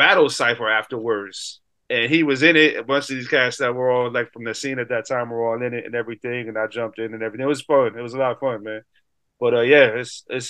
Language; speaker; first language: English; native; English